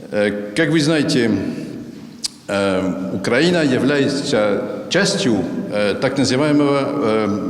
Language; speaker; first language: Russian; non-native, fluent; French